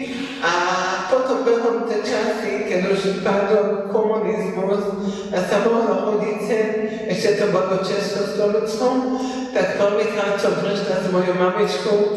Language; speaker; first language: Slovak; early bilingual, heritage; Slovak